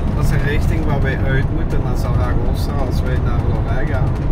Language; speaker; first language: Dutch; native; Dutch